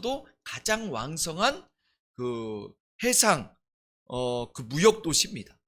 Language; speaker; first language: Korean; native; Korean